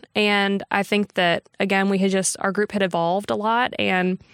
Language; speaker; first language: English; native; English